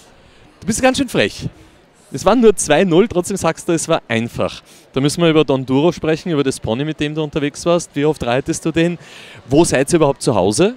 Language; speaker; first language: German; native; German